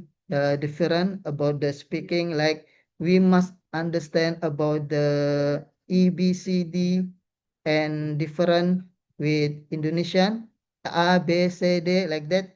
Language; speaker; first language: English; non-native, learner; Indonesian